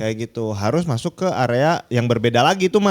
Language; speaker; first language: Indonesian; native; Indonesian